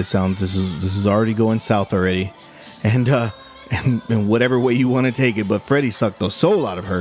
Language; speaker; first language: English; native; English